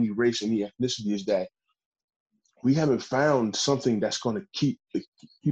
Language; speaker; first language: English; native; English